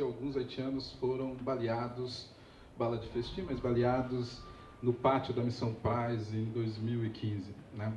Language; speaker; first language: Portuguese; native; Portuguese